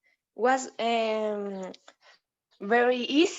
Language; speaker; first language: English; non-native, learner; Spanish